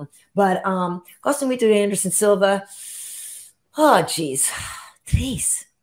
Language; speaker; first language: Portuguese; non-native, learner; English